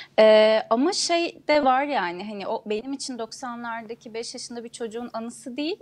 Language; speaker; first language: Turkish; non-native, local second language; Kurdish